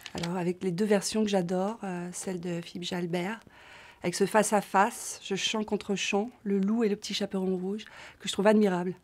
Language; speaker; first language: French; native; French